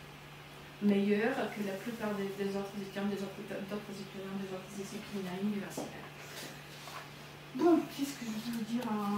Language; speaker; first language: French; non-native, fluent; Bulgarian